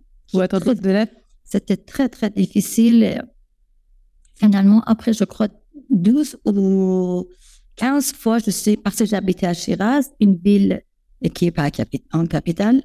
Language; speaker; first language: French; non-native, fluent; Persian